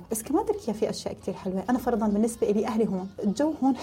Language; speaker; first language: Arabic; native; Arabic